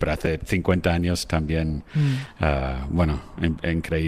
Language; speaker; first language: Spanish; non-native, fluent; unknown